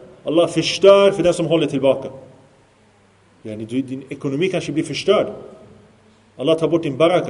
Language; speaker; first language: Swedish; early bilingual, other home language; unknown